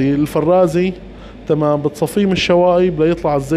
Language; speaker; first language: Arabic; native; Arabic